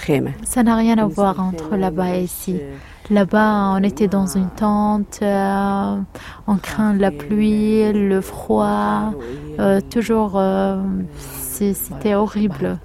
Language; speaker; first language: French; non-native, learner; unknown